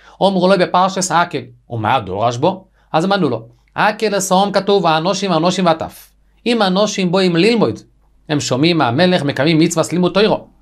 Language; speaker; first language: Hebrew; native; Hebrew